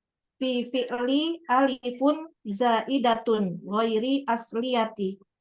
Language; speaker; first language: Arabic; non-native, learner; Indonesian